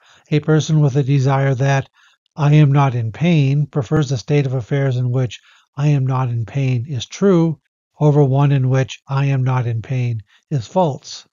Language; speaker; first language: English; native; English